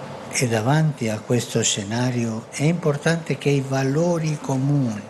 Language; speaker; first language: Italian; non-native, fluent; Spanish